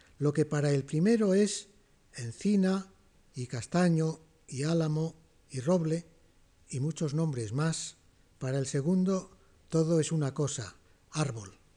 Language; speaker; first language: Spanish; native; Spanish